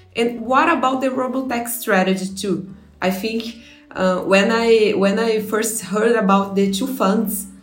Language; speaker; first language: English; non-native, fluent; Portuguese